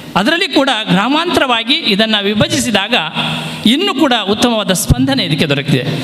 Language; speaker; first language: Kannada; non-native, local second language; Tulu